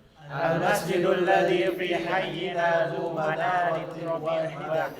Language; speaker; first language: Arabic; non-native, learner; Indonesian